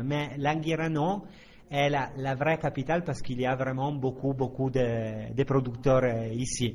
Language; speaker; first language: French; non-native, fluent; Italian